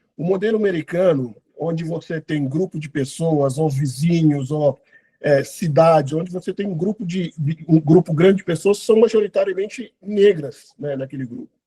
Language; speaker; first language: Portuguese; non-native, local second language; Kabuverdianu